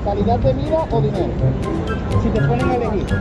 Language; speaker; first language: Spanish; non-native, learner; Korean